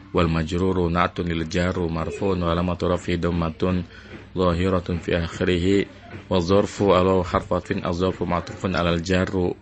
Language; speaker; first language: Arabic; non-native, fluent; Indonesian